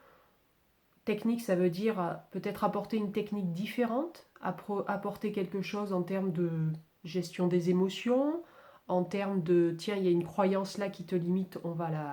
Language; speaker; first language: French; native; French